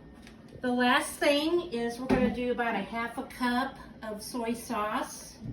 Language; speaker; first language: English; native; English